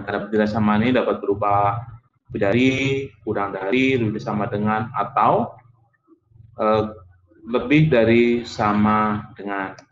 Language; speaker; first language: Indonesian; native; Indonesian